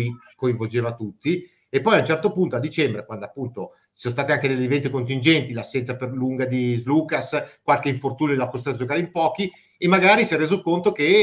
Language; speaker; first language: Italian; native; Italian